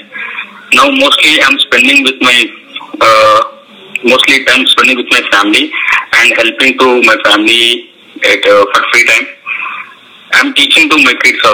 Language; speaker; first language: English; non-native, local second language; Urdu